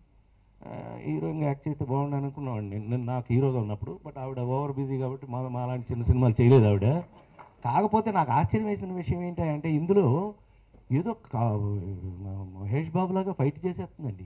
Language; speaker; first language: Telugu; native; Telugu